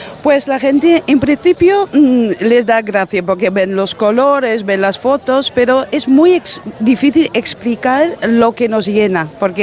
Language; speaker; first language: Spanish; non-native, fluent; Dutch